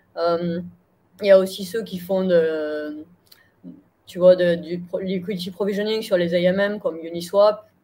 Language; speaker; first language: French; native; French